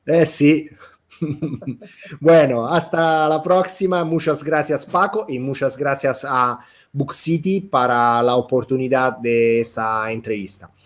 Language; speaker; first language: Spanish; non-native, fluent; Italian